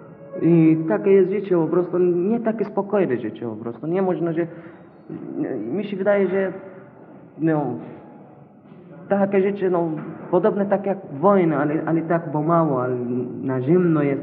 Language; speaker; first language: Polish; non-native, fluent; Arabic